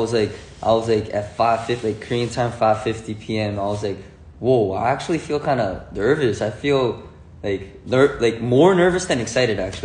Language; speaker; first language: English; early bilingual, other home language; Korean